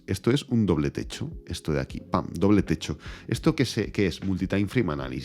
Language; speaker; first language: Spanish; native; Spanish